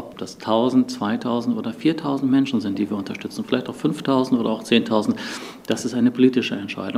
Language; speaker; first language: German; native; German